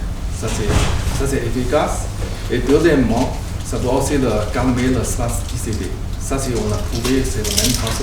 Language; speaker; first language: French; non-native, learner; Chinese